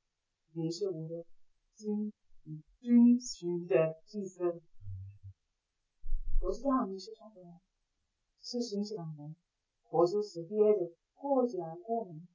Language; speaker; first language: Chinese; non-native, fluent; English